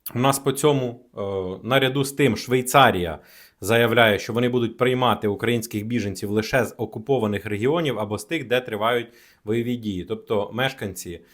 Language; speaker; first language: Ukrainian; native; Ukrainian